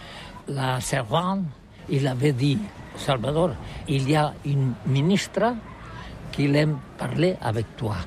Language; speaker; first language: French; non-native, learner; Catalan